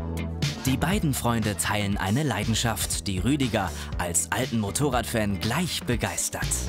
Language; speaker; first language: German; native; German